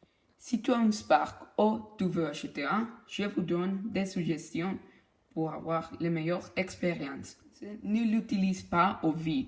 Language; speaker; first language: French; non-native, learner; Spanish